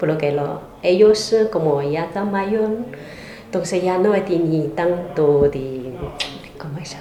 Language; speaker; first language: Spanish; non-native, learner; Chinese